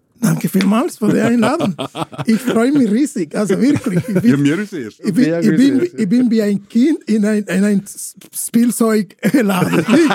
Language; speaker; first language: German; non-native, fluent; Spanish